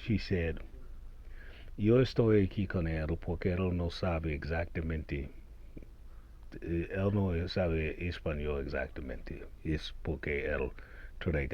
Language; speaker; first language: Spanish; non-native, learner; English